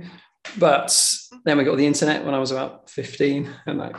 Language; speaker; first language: English; native; English